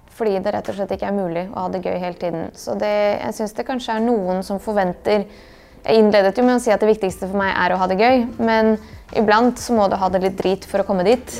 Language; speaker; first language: Norwegian; early bilingual, other home language; Bosnian